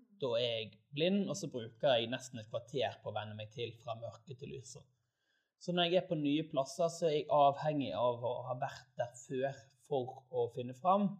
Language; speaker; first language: Norwegian; native; Norwegian